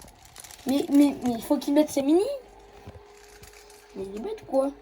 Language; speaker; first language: French; native; French